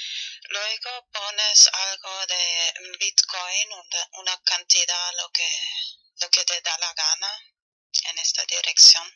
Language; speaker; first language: Spanish; non-native, fluent; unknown